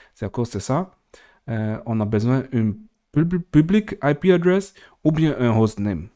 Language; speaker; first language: French; non-native, fluent; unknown